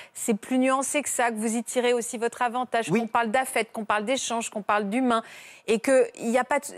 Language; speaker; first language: French; native; French